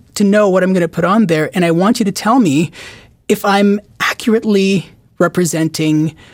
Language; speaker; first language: English; non-native, local second language; Filipino